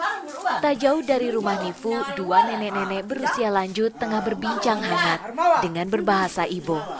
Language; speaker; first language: Indonesian; native; Indonesian